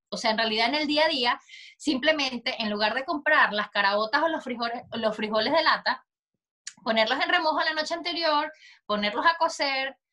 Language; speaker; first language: Spanish; native; Spanish